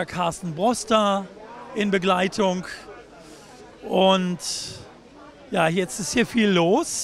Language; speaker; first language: German; early bilingual, other home language; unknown